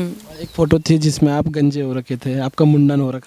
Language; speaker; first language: Hindi; native; Hindi